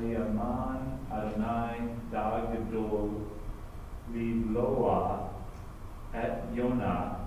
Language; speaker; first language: Hebrew; non-native, learner; English